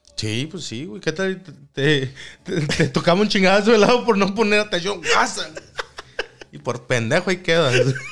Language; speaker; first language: Spanish; early bilingual, other home language; English